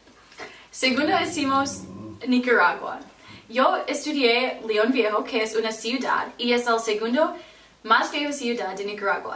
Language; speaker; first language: Spanish; non-native, learner; English